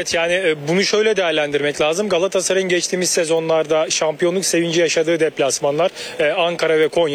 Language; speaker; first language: Turkish; native; Turkish